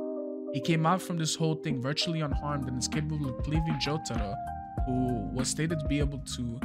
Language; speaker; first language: English; native; English